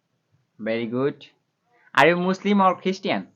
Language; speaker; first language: English; non-native, learner; Bangla